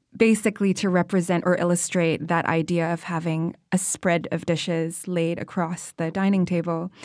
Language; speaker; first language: English; non-native, fluent; Indonesian